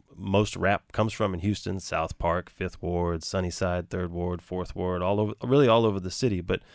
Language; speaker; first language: English; native; English